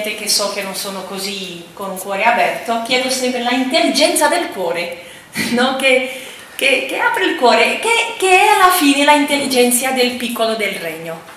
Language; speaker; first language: Italian; non-native, fluent; Portuguese